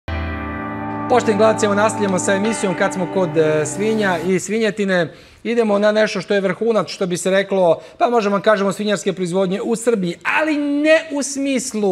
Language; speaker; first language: Serbian; native; Serbian